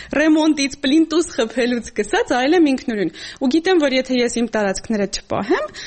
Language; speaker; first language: Armenian; native; Armenian